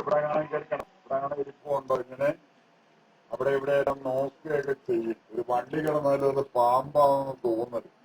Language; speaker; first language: Malayalam; native; Malayalam